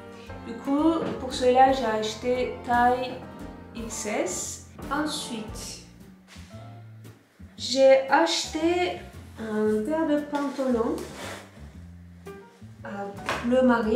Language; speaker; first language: French; non-native, fluent; Turkish